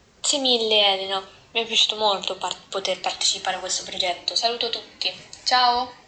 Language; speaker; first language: Italian; native; Italian